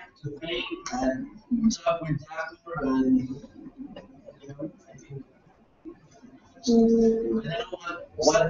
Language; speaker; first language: English; non-native, learner; Spanish